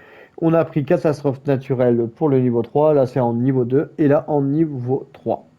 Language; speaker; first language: French; native; French